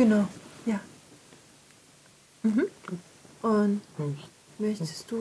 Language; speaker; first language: German; native; German